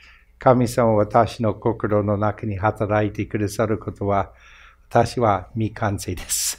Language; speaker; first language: Japanese; non-native, fluent; English